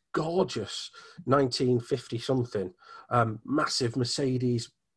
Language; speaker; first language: English; native; English